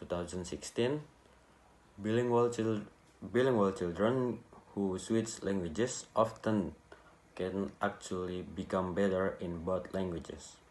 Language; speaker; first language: English; non-native, learner; Indonesian